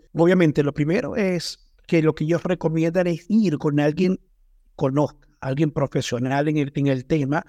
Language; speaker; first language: Spanish; native; Spanish